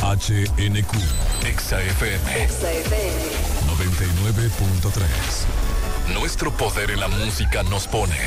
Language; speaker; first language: Spanish; native; Spanish